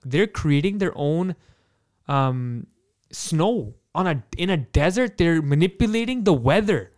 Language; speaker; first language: English; early bilingual, other home language; Punjabi